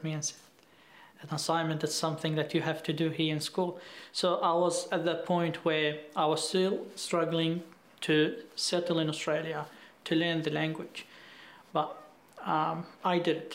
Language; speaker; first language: English; non-native, fluent; Arabic